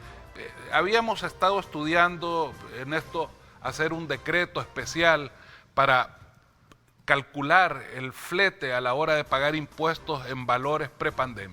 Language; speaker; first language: Spanish; native; Spanish